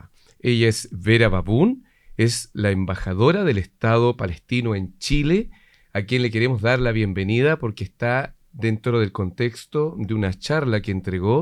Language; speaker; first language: Spanish; native; Spanish